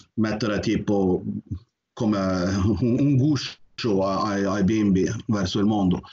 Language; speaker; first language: Italian; non-native, fluent; Norwegian